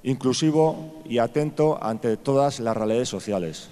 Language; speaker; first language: Spanish; non-native, local second language; Basque